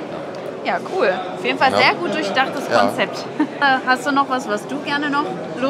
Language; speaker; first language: German; native; German